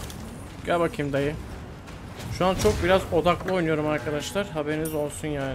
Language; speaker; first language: Turkish; native; Turkish